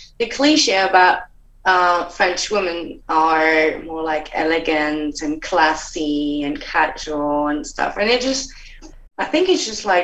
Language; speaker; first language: English; non-native, fluent; French